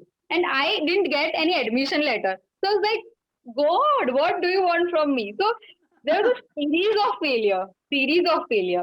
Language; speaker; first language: English; non-native, local second language; Gujarati